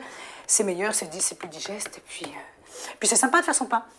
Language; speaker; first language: French; native; French